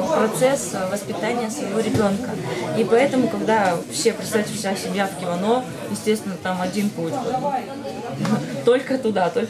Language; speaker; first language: Russian; native; Russian